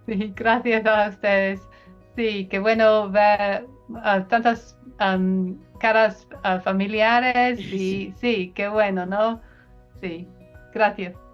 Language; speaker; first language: Spanish; non-native, fluent; English